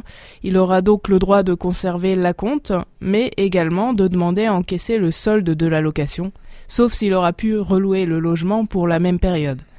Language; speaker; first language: French; native; French